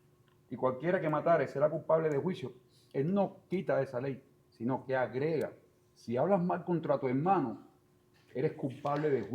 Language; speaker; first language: Spanish; native; Spanish